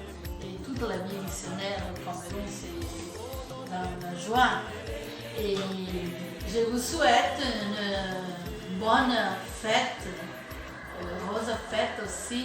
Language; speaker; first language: French; non-native, fluent; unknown